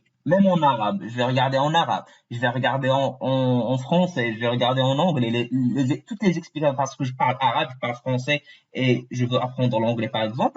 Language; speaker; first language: French; non-native, fluent; Arabic